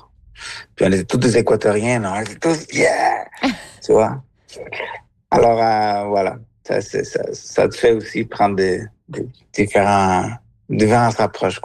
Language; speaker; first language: French; non-native, fluent; Spanish